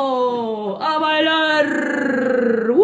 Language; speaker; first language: Spanish; non-native, fluent; English